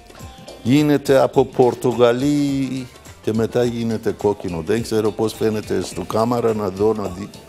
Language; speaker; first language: Greek; non-native, learner; Persian